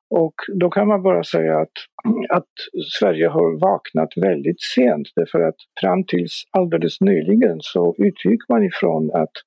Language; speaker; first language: Swedish; non-native, fluent; Polish